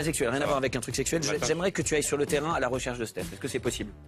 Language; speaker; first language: French; native; French